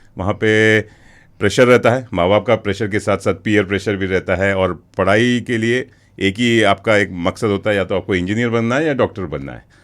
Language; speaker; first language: Hindi; native; Hindi